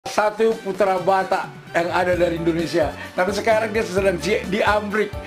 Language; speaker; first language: Indonesian; native; Indonesian